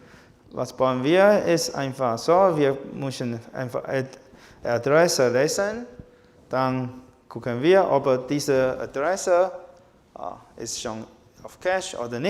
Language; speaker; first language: German; non-native, learner; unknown